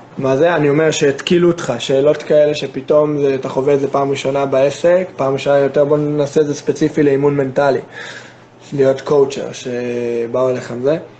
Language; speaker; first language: Hebrew; non-native, fluent; English